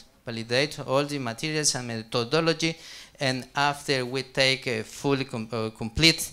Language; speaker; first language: English; non-native, learner; Spanish